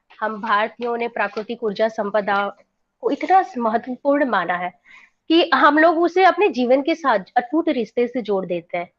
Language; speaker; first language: Hindi; non-native, local second language; Gujarati